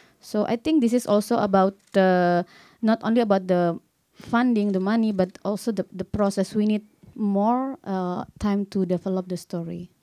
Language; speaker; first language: English; non-native, learner; Indonesian